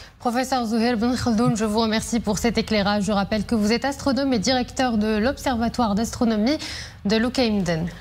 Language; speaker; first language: French; non-native, local second language; Arabic